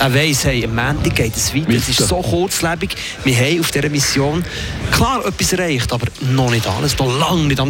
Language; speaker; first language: German; native; German